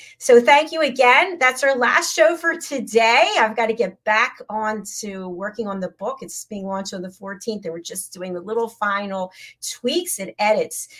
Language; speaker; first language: English; native; English